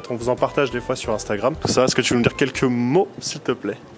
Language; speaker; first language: French; native; French